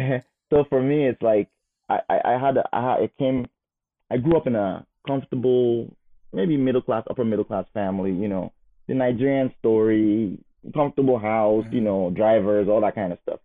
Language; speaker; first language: English; non-native, local second language; Igbo